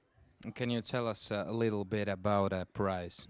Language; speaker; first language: English; non-native, learner; Russian